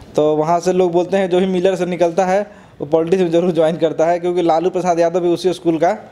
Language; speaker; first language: Hindi; native; Hindi